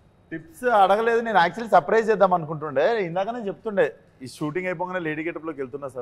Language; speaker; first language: Telugu; native; Telugu